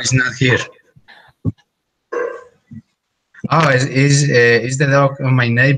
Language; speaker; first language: English; non-native, learner; Spanish